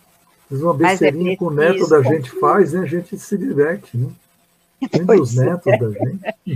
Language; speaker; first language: Portuguese; native; Portuguese